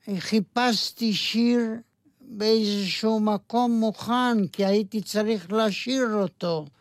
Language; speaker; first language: Hebrew; non-native, fluent; Yiddish